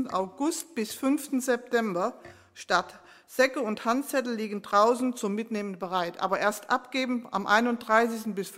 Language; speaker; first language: German; native; German